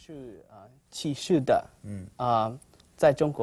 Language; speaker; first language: Chinese; non-native, learner; Hmong